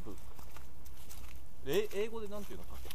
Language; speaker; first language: Japanese; native; Japanese